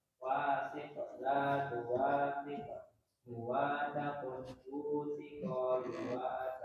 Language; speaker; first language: Arabic; non-native, learner; Indonesian